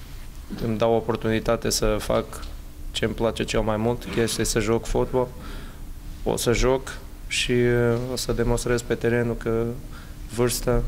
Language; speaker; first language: Romanian; non-native, fluent; Portuguese